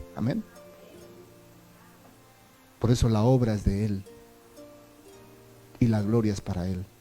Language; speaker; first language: Spanish; native; Spanish